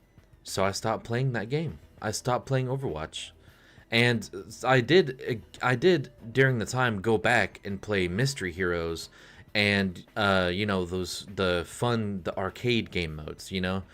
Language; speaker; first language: English; native; English